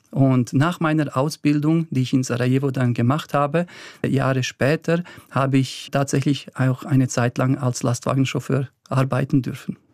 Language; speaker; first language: German; early bilingual, other home language; Bosnian